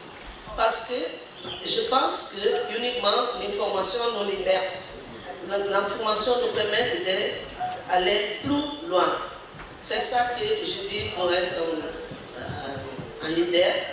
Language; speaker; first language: French; non-native, learner; Portuguese